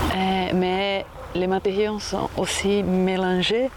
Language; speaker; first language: French; non-native, fluent; Portuguese